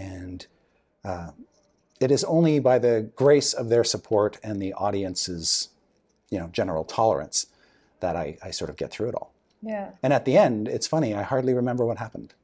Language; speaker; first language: English; native; English